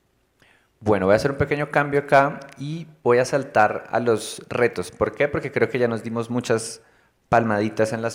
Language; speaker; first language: Spanish; native; Spanish